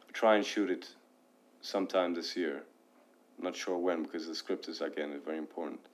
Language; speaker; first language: English; non-native, fluent; Arabic